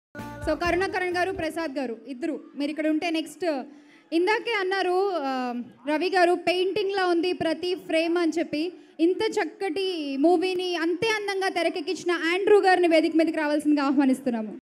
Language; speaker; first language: Telugu; native; Telugu